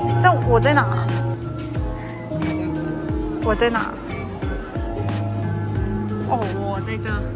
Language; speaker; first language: Chinese; non-native, fluent; Thai